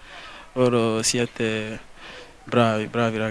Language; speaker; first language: Italian; non-native, learner; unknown